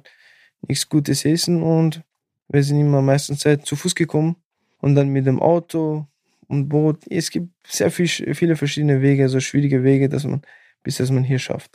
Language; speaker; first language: German; non-native, fluent; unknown